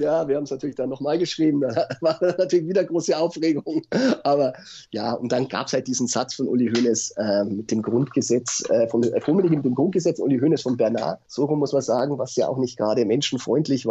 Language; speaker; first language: German; native; German